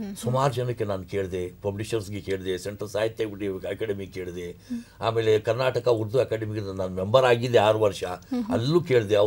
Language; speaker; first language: Kannada; non-native, local second language; Urdu